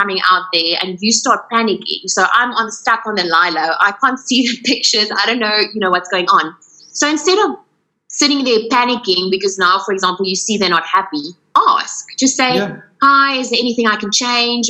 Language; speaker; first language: English; non-native, local second language; Afrikaans